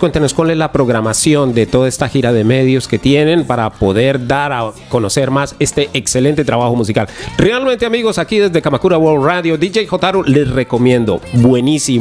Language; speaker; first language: Spanish; native; Spanish